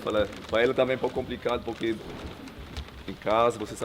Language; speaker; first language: Portuguese; non-native, learner; German